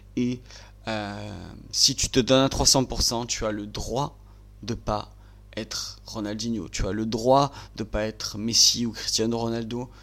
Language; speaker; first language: French; native; French